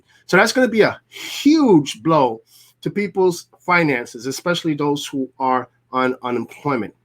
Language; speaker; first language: English; native; English